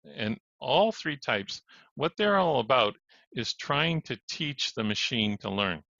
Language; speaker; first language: English; native; English